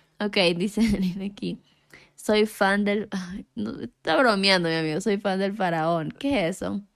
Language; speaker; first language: Spanish; native; Spanish